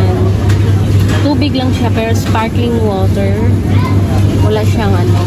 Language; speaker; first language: Filipino; native; Filipino